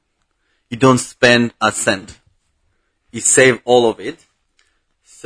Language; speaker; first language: English; non-native, local second language; Bangla